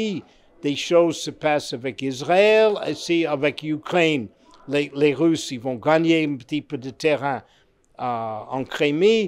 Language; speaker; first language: French; non-native, fluent; English